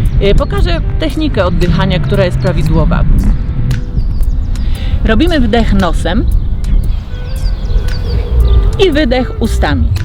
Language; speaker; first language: Polish; native; Polish